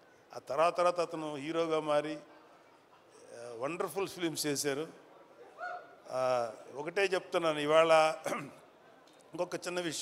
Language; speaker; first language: Telugu; native; Telugu